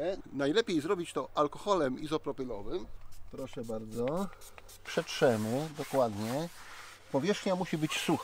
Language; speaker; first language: Polish; native; Polish